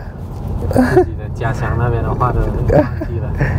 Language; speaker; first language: Chinese; native; Chinese